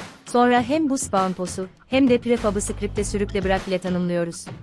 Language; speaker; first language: Turkish; native; Turkish